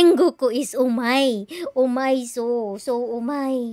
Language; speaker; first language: Japanese; non-native, learner; Filipino